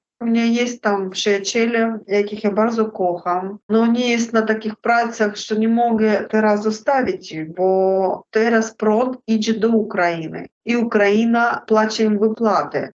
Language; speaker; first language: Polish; non-native, learner; Russian